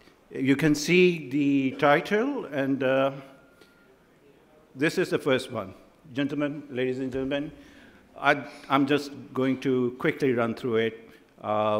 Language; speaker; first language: English; non-native, local second language; Urdu